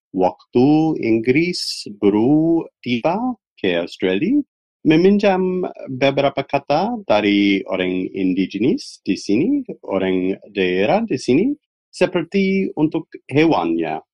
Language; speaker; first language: Indonesian; non-native, fluent; English